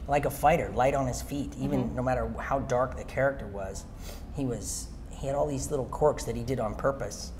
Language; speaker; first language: English; native; English